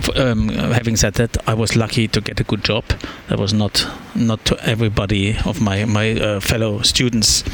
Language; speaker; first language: English; non-native, fluent; German